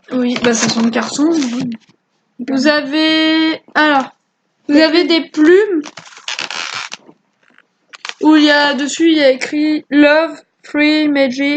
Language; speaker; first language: French; native; French